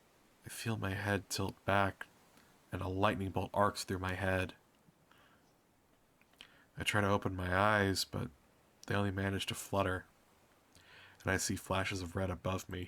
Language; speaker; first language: English; native; English